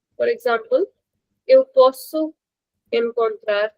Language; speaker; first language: Portuguese; non-native, fluent; Hindi